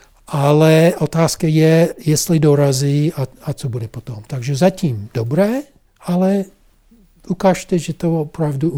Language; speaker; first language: Czech; non-native, fluent; English